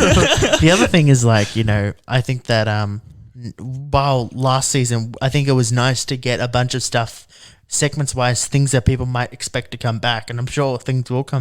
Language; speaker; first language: English; native; English